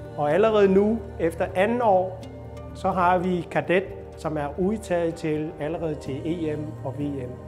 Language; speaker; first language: Danish; non-native, fluent; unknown